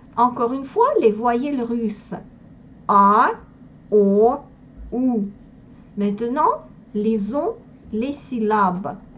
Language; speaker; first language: French; non-native, fluent; Russian